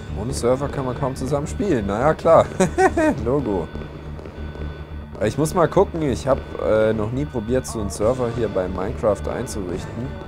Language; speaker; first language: German; native; German